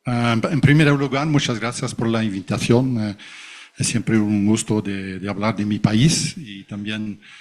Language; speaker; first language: Spanish; non-native, fluent; Dutch